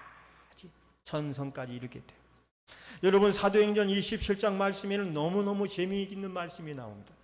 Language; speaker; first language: Korean; native; Korean